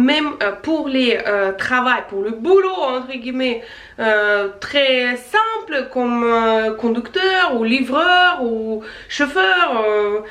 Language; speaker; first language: French; non-native, fluent; Russian